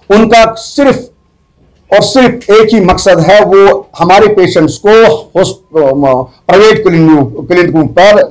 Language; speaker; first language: Urdu; non-native, local second language; Kashmiri